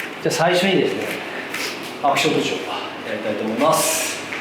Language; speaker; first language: Japanese; native; Japanese